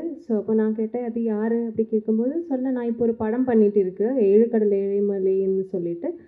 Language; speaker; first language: Tamil; non-native, learner; Malayalam